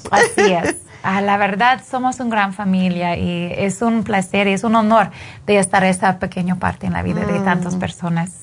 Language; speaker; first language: Spanish; non-native, fluent; English